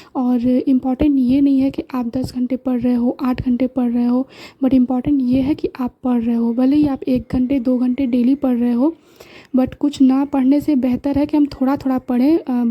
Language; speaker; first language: Hindi; native; Hindi